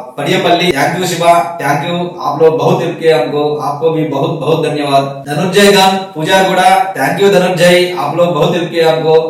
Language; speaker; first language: Hindi; non-native, local second language; Telugu